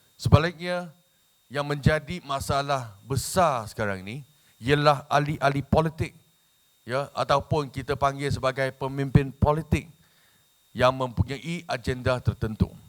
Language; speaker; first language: Malay; non-native, local second language; Chinese